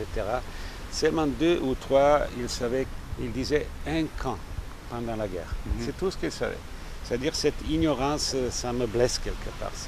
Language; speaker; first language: French; non-native, fluent; Serbian